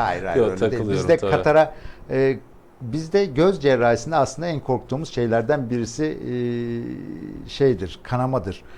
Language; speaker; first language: Turkish; native; Turkish